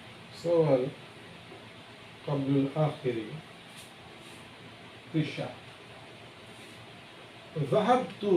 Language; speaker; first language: Arabic; non-native, fluent; Bangla